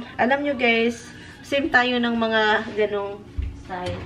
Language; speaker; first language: Filipino; native; Filipino